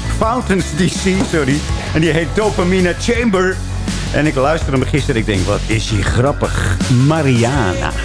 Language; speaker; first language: Dutch; native; Dutch